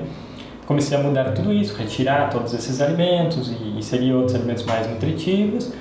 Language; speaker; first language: Portuguese; native; Portuguese